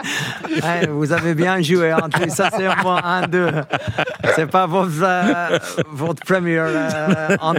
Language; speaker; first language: French; non-native, fluent; English